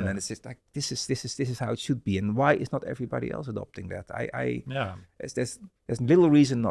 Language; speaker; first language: English; non-native, fluent; Dutch